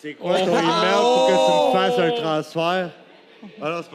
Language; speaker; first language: French; native; French